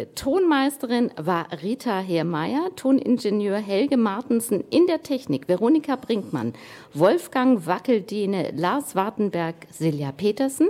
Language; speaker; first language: German; native; German